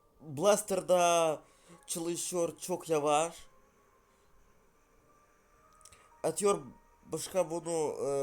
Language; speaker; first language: Turkish; non-native, learner; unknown